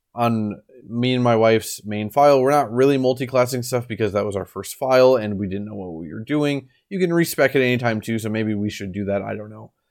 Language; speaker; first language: English; native; English